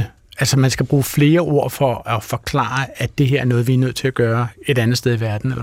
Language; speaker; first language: Danish; native; Danish